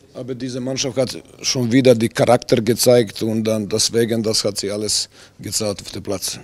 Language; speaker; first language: German; non-native, fluent; Serbian